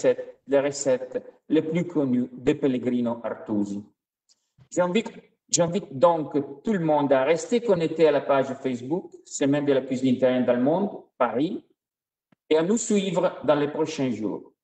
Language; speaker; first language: French; non-native, fluent; Italian